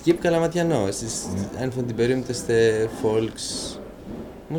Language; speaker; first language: German; non-native, fluent; Greek